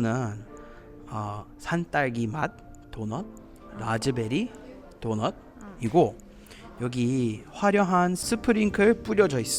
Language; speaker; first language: Korean; non-native, fluent; English